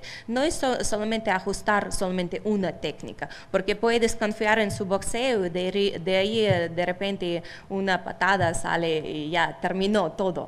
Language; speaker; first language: Spanish; non-native, fluent; Russian